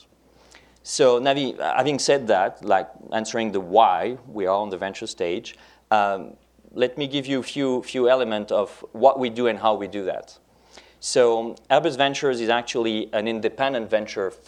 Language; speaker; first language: English; non-native, fluent; French